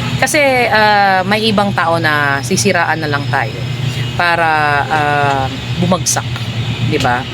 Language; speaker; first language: Filipino; non-native, local second language; Cebuano